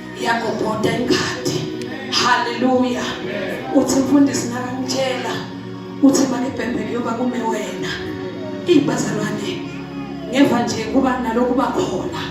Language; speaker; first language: Zulu; non-native, local second language; Swati